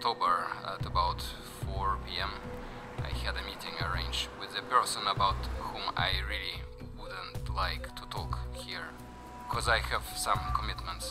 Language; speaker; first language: English; non-native, fluent; Russian